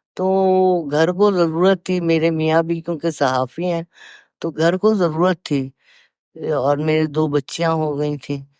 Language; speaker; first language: Urdu; native; Urdu